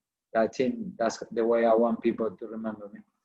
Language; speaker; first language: English; non-native, fluent; Spanish